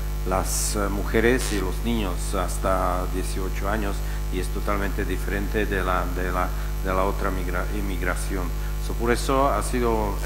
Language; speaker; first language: Spanish; non-native, fluent; Czech